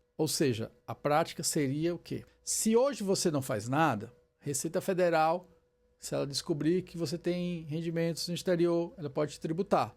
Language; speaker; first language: Portuguese; native; Portuguese